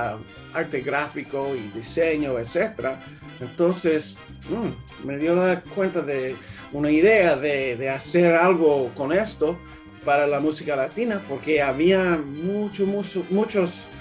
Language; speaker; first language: Spanish; early bilingual, heritage; English